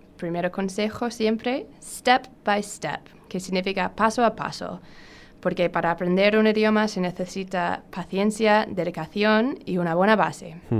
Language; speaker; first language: Spanish; non-native, fluent; English